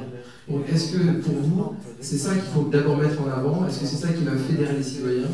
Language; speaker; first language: French; native; French